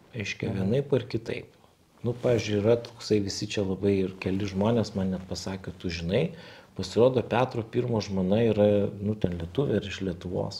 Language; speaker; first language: Lithuanian; native; Lithuanian